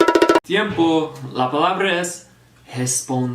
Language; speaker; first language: Spanish; non-native, fluent; English